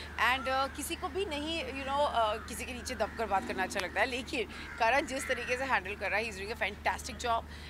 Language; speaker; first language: Hindi; native; Hindi